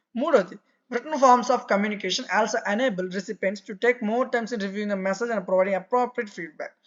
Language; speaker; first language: English; non-native, local second language; Telugu